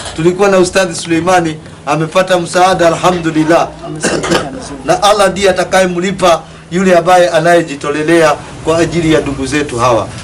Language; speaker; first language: Swahili; non-native, local second language; Kikuyu